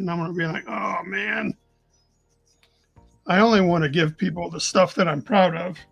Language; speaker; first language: English; native; English